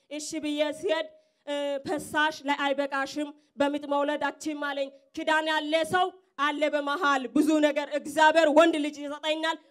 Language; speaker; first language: Amharic; non-native, local second language; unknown